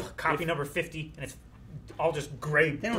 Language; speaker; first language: English; native; English